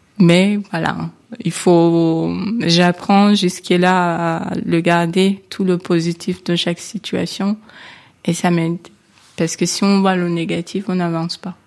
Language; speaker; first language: French; non-native, local second language; Kinyarwanda